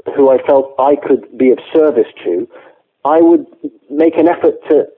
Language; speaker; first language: English; native; English